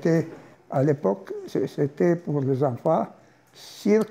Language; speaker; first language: French; non-native, fluent; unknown